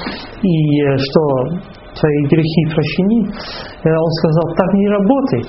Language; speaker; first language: Russian; non-native, fluent; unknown